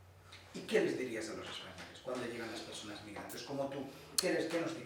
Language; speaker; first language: Spanish; native; Spanish